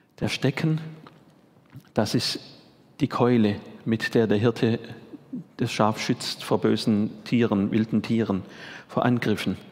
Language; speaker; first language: German; native; German